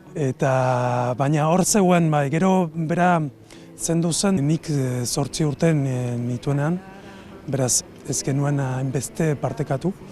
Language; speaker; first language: Basque; non-native, fluent; Spanish